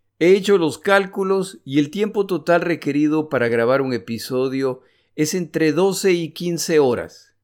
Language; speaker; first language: Spanish; native; Spanish